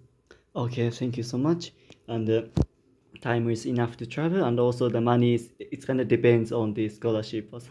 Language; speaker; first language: English; non-native, learner; Japanese